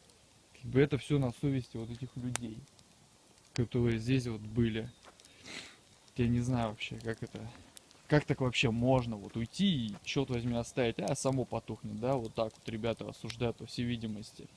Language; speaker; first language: Russian; native; Russian